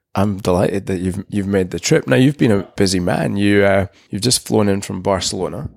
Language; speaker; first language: English; native; English